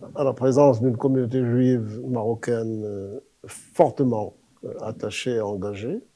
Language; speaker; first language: French; non-native, local second language; Arabic